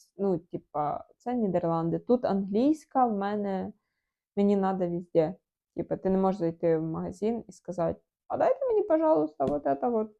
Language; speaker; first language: Ukrainian; non-native, local second language; Russian